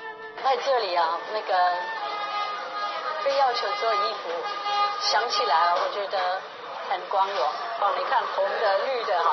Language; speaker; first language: Chinese; non-native, fluent; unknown